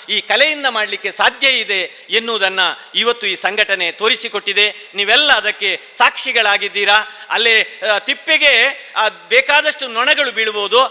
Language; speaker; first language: Kannada; non-native, local second language; Tulu